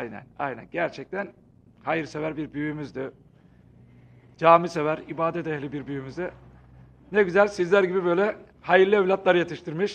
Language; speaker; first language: Turkish; native; Turkish